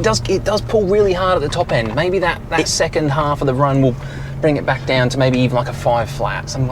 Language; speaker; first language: English; native; English